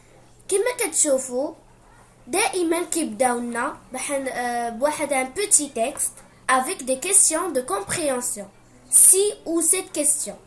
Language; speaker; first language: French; non-native, local second language; Arabic